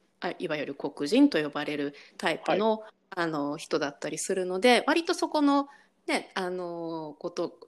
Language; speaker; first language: Japanese; native; Japanese